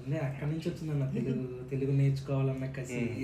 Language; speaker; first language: Telugu; native; Telugu